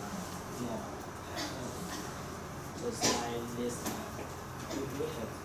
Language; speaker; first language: English; non-native, learner; Chinese